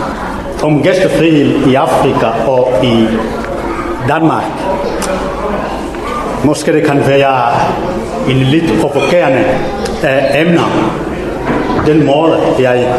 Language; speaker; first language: Danish; non-native, fluent; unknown